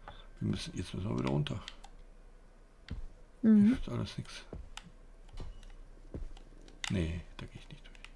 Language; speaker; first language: German; native; German